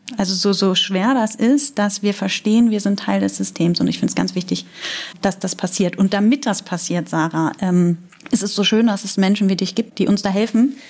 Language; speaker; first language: German; native; German